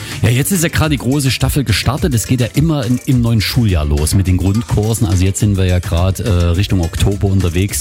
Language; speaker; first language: German; native; German